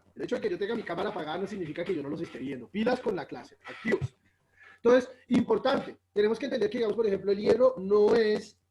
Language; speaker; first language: Spanish; native; Spanish